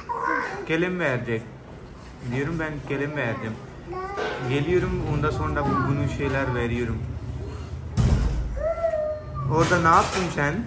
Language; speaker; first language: Turkish; non-native, learner; Urdu